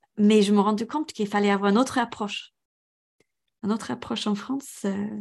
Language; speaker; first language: French; non-native, fluent; English